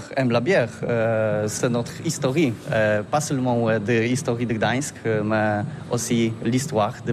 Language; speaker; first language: French; non-native, learner; Polish